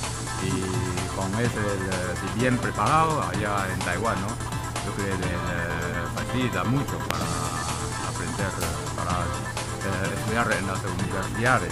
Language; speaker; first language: Spanish; non-native, fluent; Chinese